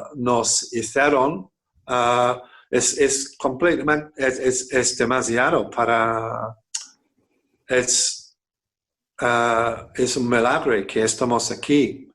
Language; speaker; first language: Spanish; non-native, fluent; English